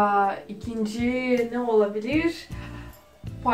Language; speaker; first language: Turkish; non-native, fluent; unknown